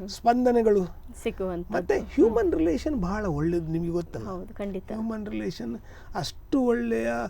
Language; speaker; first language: Kannada; native; Kannada